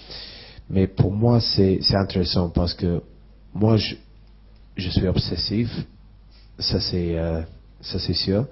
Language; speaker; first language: French; non-native, fluent; English